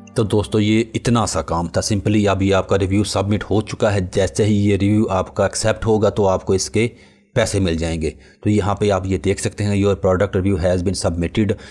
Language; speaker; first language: Urdu; non-native, local second language; Punjabi